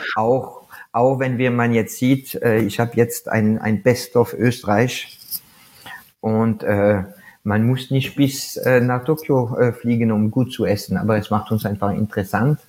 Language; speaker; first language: German; non-native, fluent; French